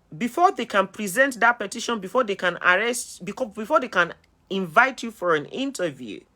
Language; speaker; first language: English; non-native, local second language; Yoruba